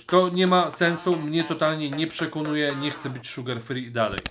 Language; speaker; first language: Polish; native; Polish